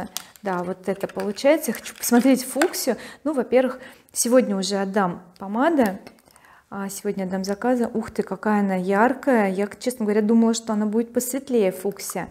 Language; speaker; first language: Russian; native; Russian